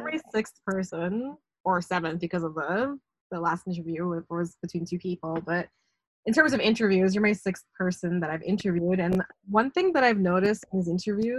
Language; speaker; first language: English; native; English